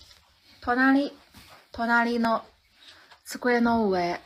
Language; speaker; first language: Japanese; non-native, learner; Chinese